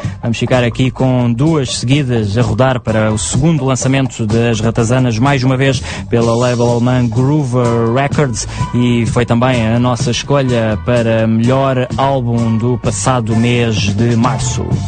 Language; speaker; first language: Portuguese; native; Portuguese